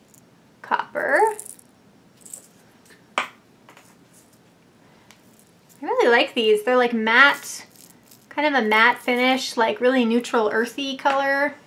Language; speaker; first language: English; native; English